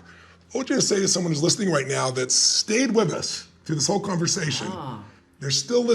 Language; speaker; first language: English; native; English